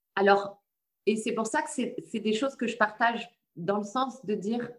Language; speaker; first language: French; native; French